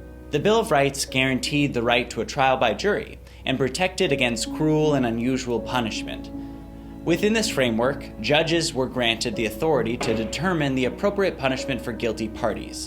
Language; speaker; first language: English; native; English